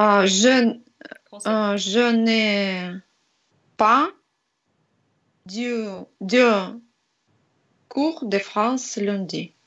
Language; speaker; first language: French; non-native, learner; Russian